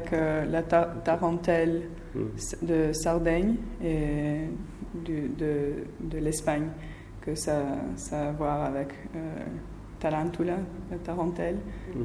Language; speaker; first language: French; non-native, fluent; Spanish